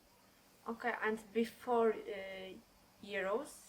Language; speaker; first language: English; non-native, learner; Polish